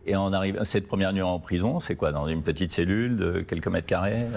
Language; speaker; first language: French; native; French